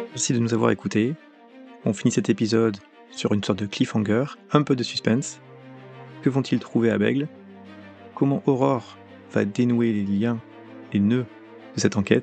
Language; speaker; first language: French; native; French